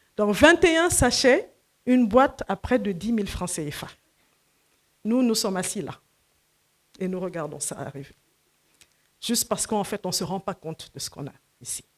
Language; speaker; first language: French; non-native, local second language; Fula